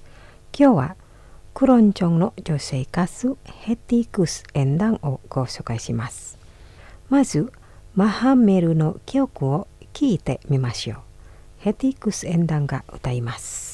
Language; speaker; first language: Japanese; non-native, fluent; Indonesian